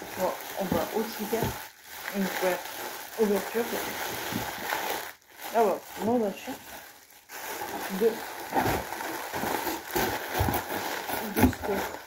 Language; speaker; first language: French; native; French